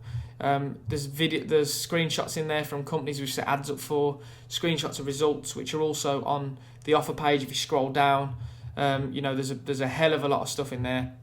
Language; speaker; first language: English; native; English